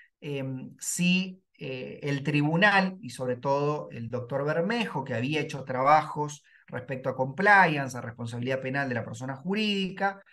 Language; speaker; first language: Spanish; native; Spanish